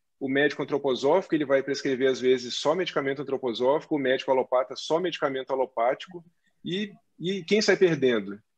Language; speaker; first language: Portuguese; native; Portuguese